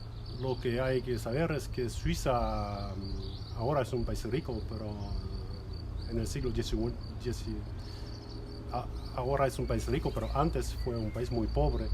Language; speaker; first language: Spanish; non-native, fluent; French